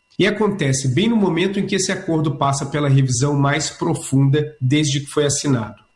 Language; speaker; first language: Portuguese; native; Portuguese